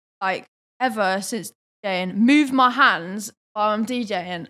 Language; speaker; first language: English; native; English